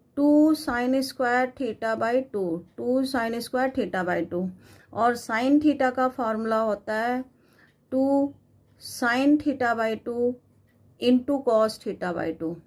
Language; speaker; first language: Hindi; native; Hindi